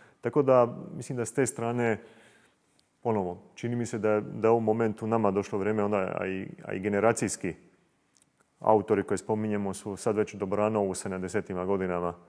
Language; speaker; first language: Croatian; native; Croatian